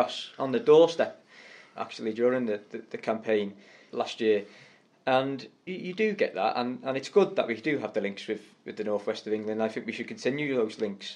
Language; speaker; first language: English; native; English